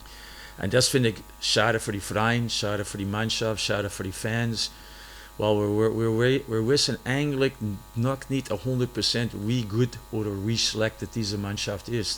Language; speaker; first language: German; non-native, fluent; English